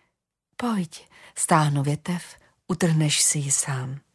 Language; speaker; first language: Czech; native; Czech